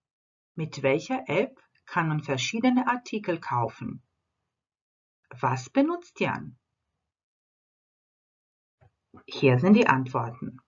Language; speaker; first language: German; non-native, fluent; Croatian